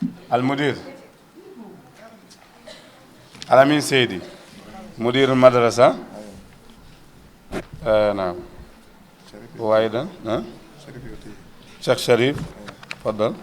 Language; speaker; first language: Arabic; non-native, fluent; Wolof